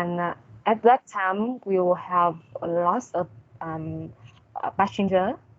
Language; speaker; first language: English; non-native, learner; Vietnamese